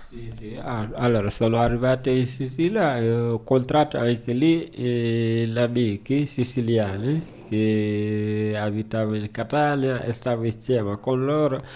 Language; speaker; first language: Italian; non-native, learner; Wolof